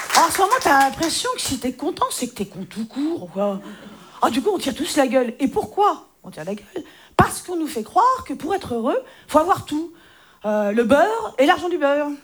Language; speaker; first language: French; native; French